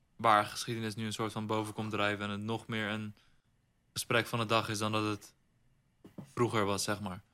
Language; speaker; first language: Dutch; native; Dutch